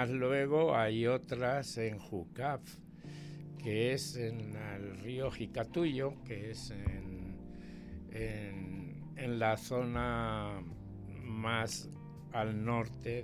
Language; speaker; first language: Spanish; native; Spanish